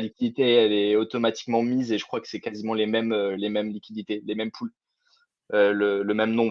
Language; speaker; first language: French; native; French